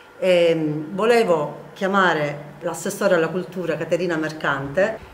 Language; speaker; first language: Italian; native; Italian